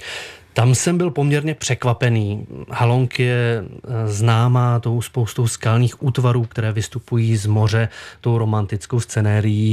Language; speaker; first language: Czech; native; Czech